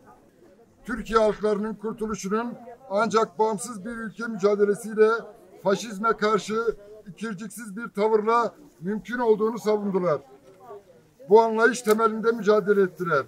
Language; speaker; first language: Turkish; native; Turkish